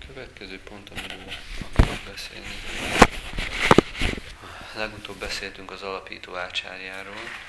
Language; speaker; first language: Hungarian; native; Hungarian